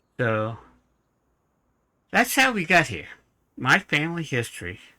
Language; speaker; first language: English; native; English